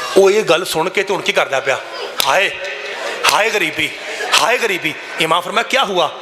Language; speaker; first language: Urdu; non-native, local second language; Punjabi